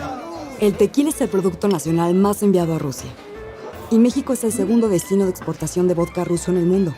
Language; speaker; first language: Spanish; native; Spanish